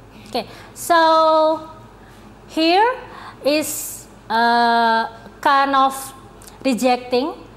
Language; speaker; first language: English; non-native, fluent; Indonesian